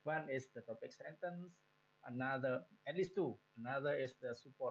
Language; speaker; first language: English; non-native, fluent; Indonesian